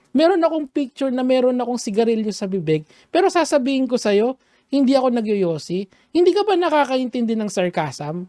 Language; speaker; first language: Filipino; native; Filipino